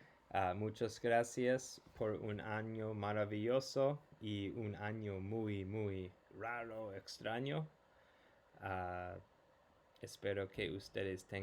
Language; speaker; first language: Spanish; non-native, fluent; English